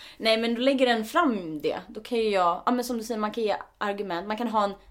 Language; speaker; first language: Swedish; early bilingual, other home language; Spanish